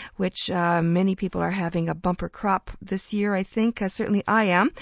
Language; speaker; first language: English; early bilingual, other home language; Ukrainian